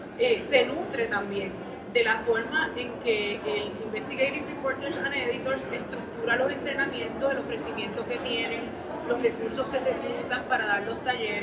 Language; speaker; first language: Spanish; native; Spanish